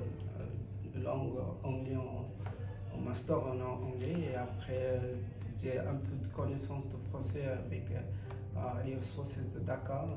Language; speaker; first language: French; non-native, fluent; Bangla